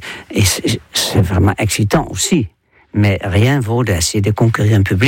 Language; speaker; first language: French; non-native, fluent; Dutch